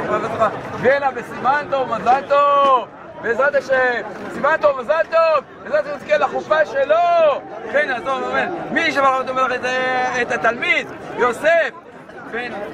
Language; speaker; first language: Hebrew; non-native, fluent; Amharic